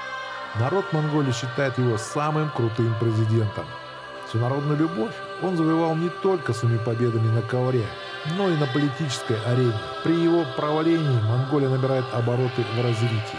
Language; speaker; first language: Russian; native; Russian